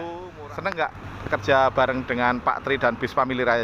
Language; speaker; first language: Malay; non-native, local second language; Javanese